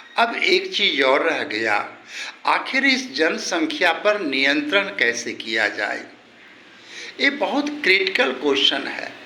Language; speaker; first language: Hindi; native; Hindi